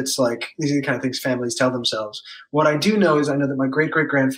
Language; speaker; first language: English; native; English